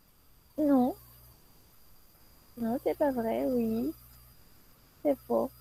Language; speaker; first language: French; non-native, fluent; Spanish